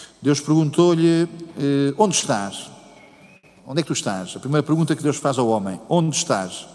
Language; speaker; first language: Portuguese; native; Portuguese